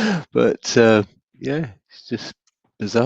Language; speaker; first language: English; native; English